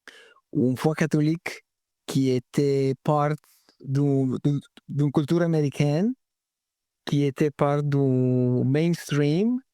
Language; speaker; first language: French; non-native, fluent; Italian